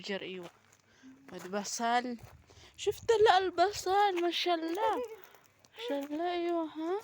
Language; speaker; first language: Arabic; non-native, learner; Filipino